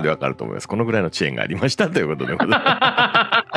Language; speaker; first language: Japanese; native; Japanese